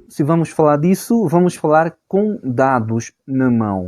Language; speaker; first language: Portuguese; non-native, fluent; Spanish